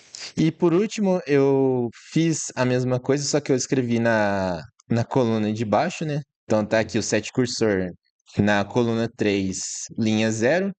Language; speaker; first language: Portuguese; native; Portuguese